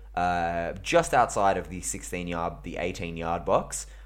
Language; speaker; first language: English; early bilingual, other home language; Greek